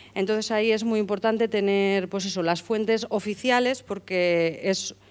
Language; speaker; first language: Spanish; native; Spanish